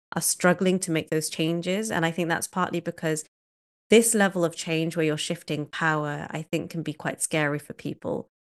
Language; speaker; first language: English; native; English